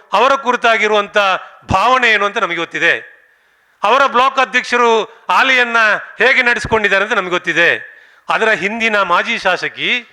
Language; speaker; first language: Kannada; non-native, local second language; Tulu